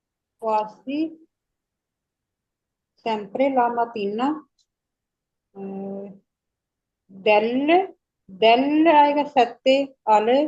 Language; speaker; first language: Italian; non-native, learner; Urdu